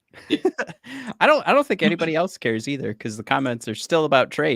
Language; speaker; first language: English; native; English